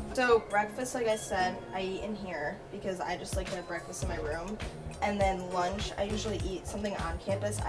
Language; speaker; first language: English; native; English